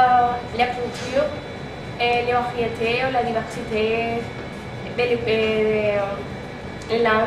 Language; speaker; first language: French; non-native, learner; Spanish